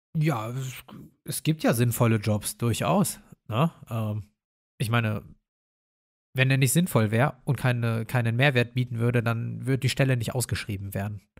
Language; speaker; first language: German; native; German